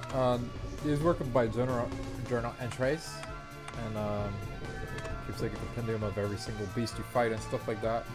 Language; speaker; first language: English; native; English